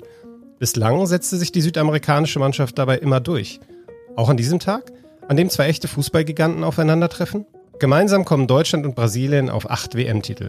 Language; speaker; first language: German; native; German